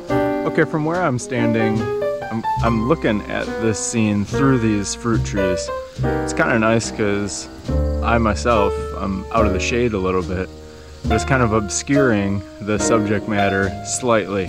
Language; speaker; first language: English; native; English